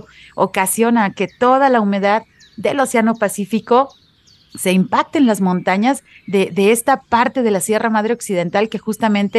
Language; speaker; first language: Spanish; native; Spanish